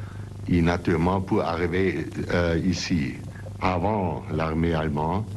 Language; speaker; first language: French; non-native, learner; German